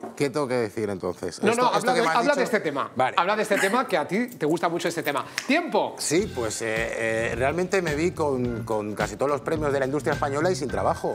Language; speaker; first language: Spanish; native; Spanish